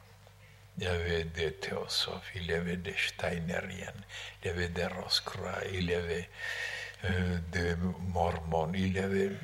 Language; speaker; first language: French; non-native, fluent; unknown